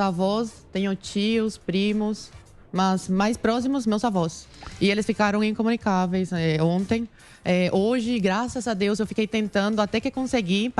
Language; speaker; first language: Portuguese; non-native, fluent; Spanish